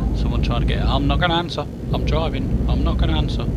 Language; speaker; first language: English; native; English